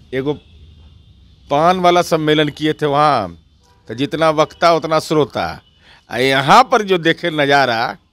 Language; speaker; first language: Hindi; native; Hindi